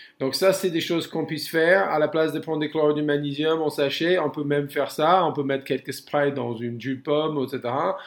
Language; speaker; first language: French; non-native, fluent; English